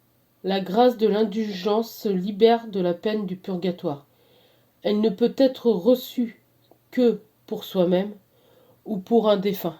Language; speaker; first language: French; native; French